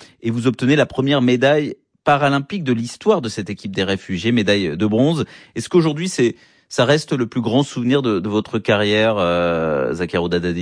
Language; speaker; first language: French; native; French